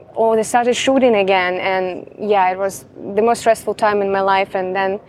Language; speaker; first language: English; non-native, fluent; Russian